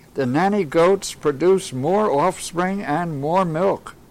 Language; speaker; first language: English; native; English